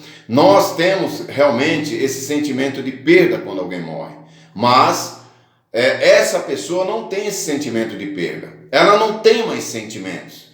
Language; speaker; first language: Portuguese; native; Portuguese